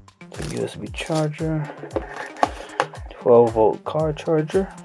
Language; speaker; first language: English; native; English